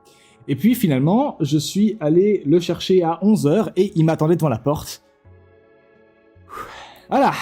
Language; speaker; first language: French; native; French